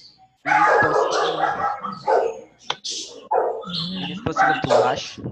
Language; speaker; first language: English; non-native, learner; Spanish